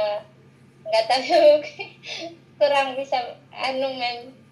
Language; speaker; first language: Indonesian; non-native, local second language; Javanese